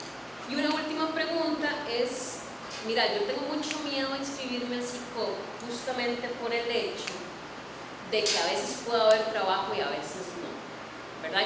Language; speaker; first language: Spanish; native; Spanish